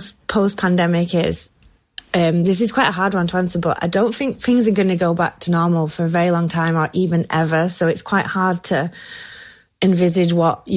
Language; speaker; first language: English; native; English